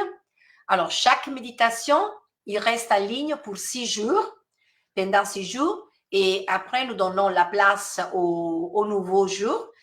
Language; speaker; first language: French; non-native, fluent; Italian